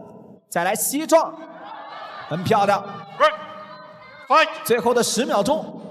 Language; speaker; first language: Chinese; native; Chinese